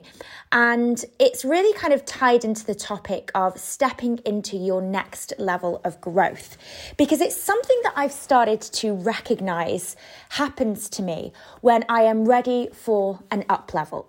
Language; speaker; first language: English; native; English